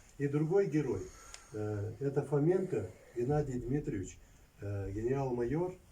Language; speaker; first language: Russian; non-native, local second language; Lezghian